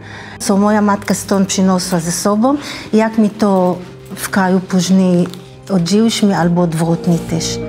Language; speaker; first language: Polish; early bilingual, heritage; Hebrew